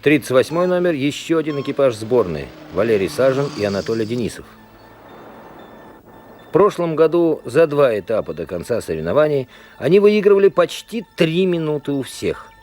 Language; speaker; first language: Russian; native; Russian